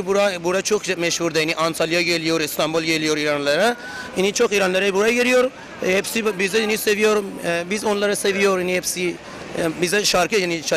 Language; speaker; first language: Turkish; non-native, learner; Persian